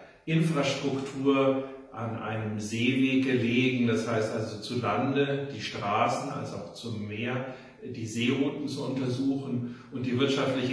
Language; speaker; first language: German; native; German